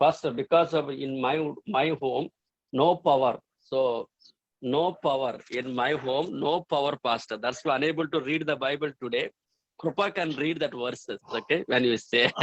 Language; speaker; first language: English; non-native, local second language; Telugu